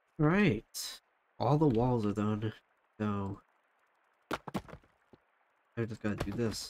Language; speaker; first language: English; native; English